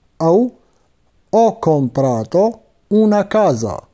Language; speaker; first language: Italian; non-native, fluent; Arabic